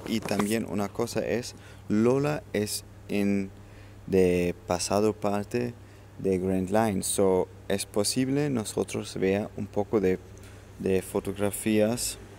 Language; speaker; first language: Spanish; non-native, learner; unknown